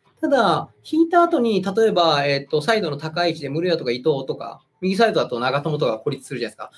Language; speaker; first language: Japanese; native; Japanese